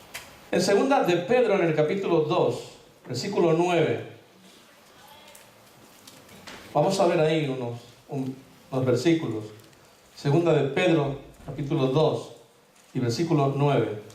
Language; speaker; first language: Spanish; native; Spanish